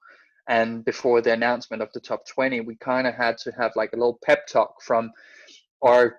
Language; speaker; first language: English; non-native, fluent; Danish